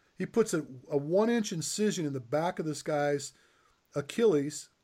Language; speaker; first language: English; native; English